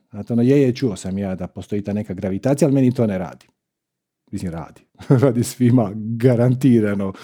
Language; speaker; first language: Croatian; native; Croatian